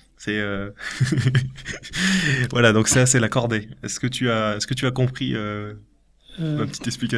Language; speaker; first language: French; native; French